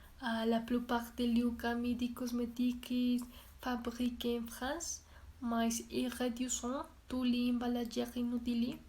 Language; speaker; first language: French; non-native, learner; Spanish